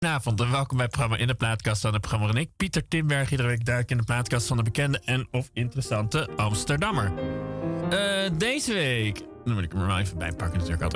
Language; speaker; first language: Dutch; native; Dutch